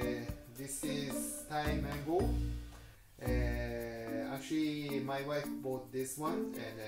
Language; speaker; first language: English; non-native, fluent; Japanese